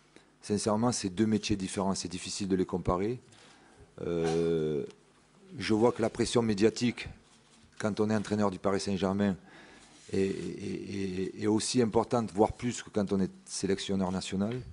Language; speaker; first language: French; native; French